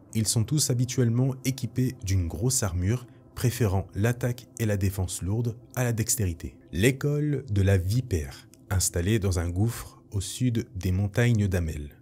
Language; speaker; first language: French; native; French